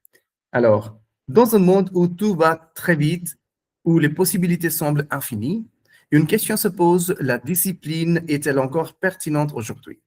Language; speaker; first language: French; non-native, fluent; Hindi